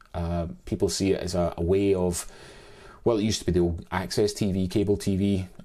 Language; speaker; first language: English; native; English